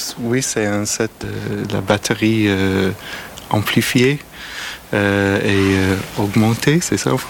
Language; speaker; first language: French; non-native, learner; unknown